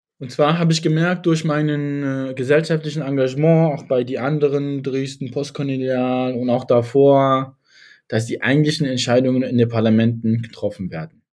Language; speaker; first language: German; early bilingual, other home language; Kurdish